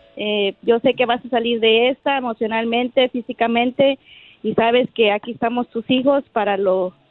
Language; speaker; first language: Spanish; native; Spanish